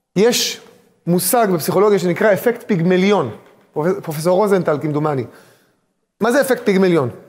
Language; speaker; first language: Hebrew; native; Hebrew